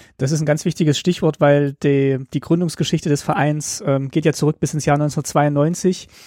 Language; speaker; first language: German; native; German